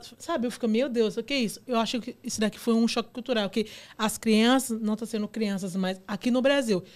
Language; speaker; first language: Portuguese; non-native, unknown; Yoruba